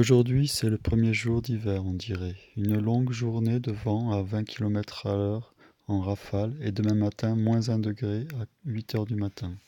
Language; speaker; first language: French; native; French